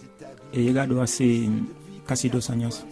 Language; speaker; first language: Spanish; non-native, learner; Arabic